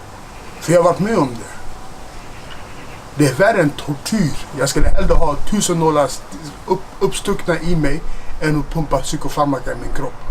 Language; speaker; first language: Swedish; non-native, fluent; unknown